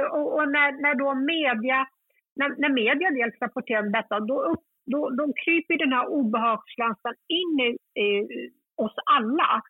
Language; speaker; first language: Swedish; early bilingual, other home language; Kurdish